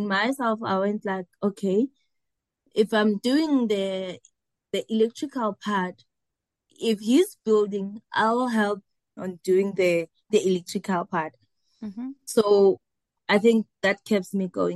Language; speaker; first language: English; non-native, local second language; South Ndebele